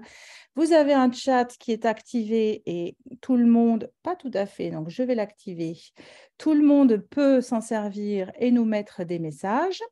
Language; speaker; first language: French; native; French